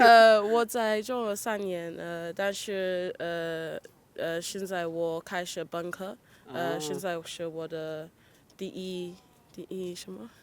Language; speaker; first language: Chinese; non-native, learner; English